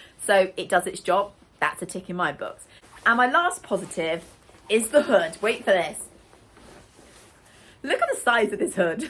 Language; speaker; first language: English; native; English